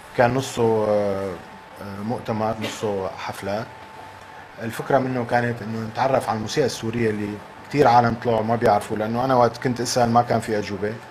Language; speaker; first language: Arabic; native; Arabic